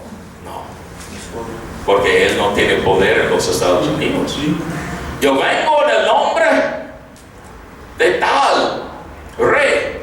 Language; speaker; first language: Spanish; non-native, fluent; English